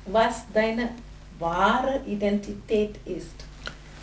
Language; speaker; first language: German; non-native, fluent; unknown